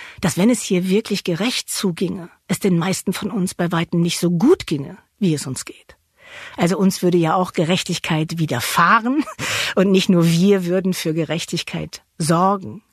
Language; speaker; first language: German; native; German